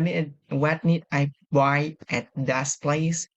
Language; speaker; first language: English; non-native, fluent; Vietnamese